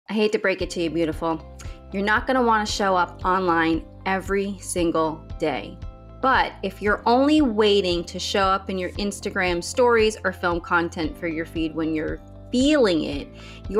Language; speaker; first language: English; native; English